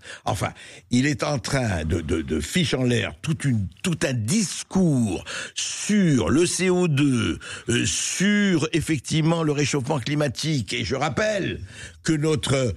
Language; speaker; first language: French; native; French